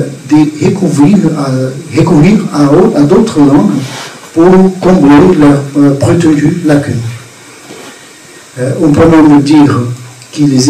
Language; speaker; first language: French; non-native, fluent; Portuguese